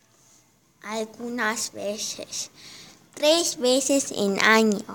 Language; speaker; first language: Spanish; non-native, learner; German